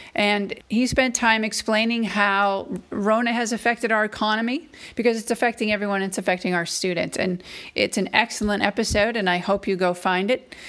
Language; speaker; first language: English; native; English